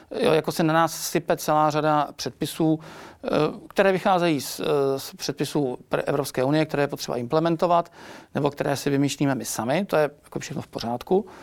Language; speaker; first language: Czech; native; Czech